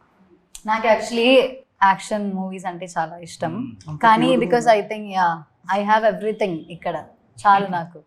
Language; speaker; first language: Telugu; non-native, learner; Malayalam